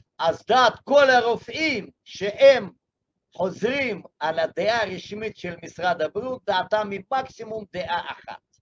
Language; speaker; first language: Hebrew; non-native, fluent; Russian